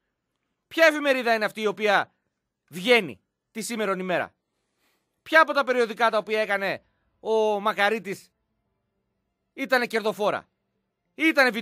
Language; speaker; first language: Greek; native; Greek